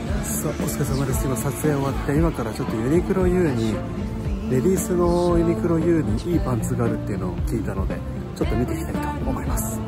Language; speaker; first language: Japanese; native; Japanese